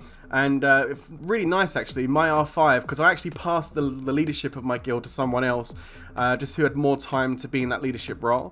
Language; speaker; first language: English; native; English